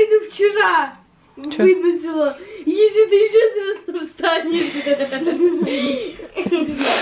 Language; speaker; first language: Russian; early bilingual, heritage; Russian